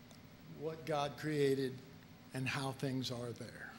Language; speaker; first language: English; native; English